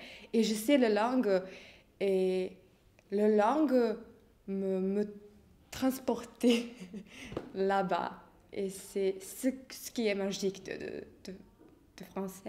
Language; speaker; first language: French; non-native, fluent; Bosnian